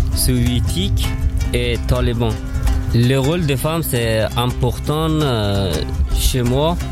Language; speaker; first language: French; non-native, learner; Persian